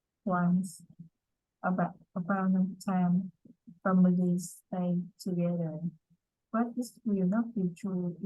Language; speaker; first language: English; non-native, learner; Vietnamese